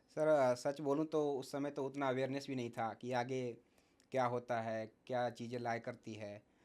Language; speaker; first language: Hindi; native; Hindi